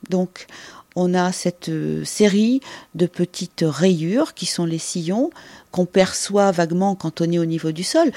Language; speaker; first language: French; native; French